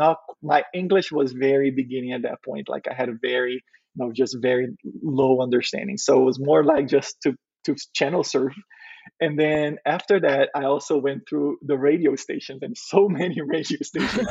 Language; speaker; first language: English; non-native, fluent; Portuguese